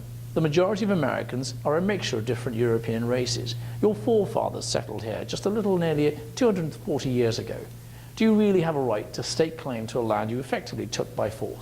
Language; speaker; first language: English; native; English